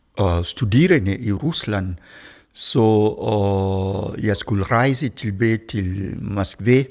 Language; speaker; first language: Danish; non-native, fluent; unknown